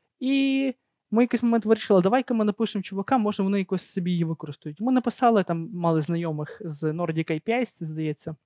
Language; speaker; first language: Ukrainian; native; Ukrainian